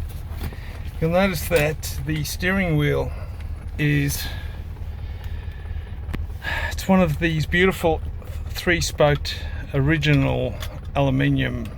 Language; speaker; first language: English; native; English